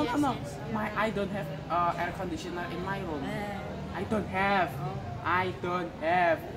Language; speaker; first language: English; non-native, learner; Indonesian